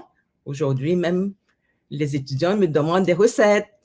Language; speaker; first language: French; non-native, fluent; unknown